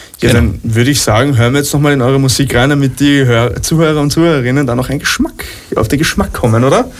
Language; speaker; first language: German; native; German